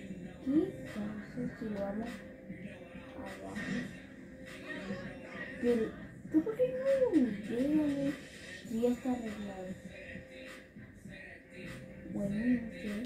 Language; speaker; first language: Spanish; early bilingual, heritage; Spanish